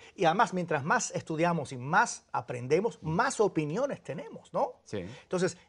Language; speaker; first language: Spanish; early bilingual, heritage; Spanish